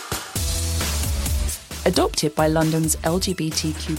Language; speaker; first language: English; native; English